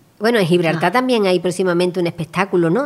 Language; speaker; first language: Spanish; native; Spanish